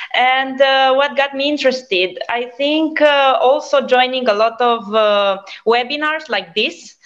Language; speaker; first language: English; non-native, fluent; Romanian